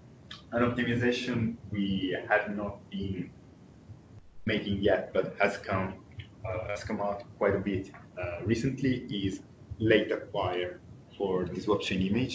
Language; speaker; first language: English; non-native, fluent; Italian